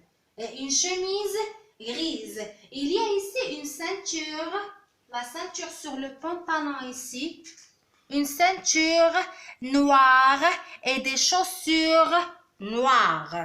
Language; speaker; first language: French; non-native, local second language; Arabic